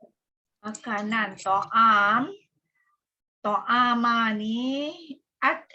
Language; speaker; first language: Arabic; non-native, learner; Malay